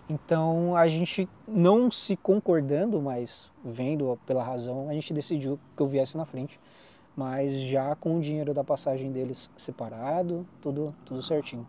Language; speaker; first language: Portuguese; native; Portuguese